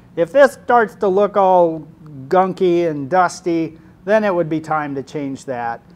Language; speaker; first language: English; native; English